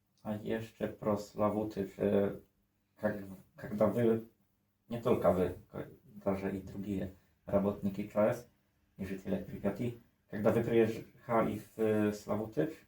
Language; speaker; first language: Russian; non-native, learner; Polish